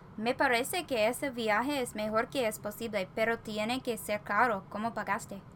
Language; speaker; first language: Spanish; non-native, learner; English